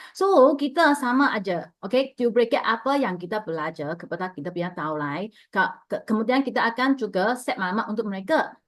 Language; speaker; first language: Malay; non-native, local second language; Chinese